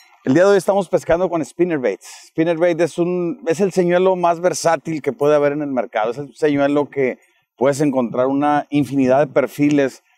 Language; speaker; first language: Spanish; native; Spanish